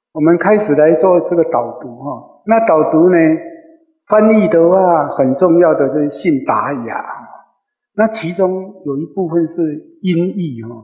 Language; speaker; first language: Chinese; non-native, local second language; Min Nan Chinese